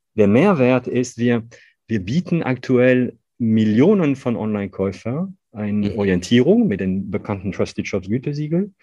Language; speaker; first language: German; non-native, fluent; French